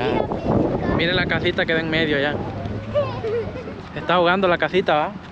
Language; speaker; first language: Spanish; native; Spanish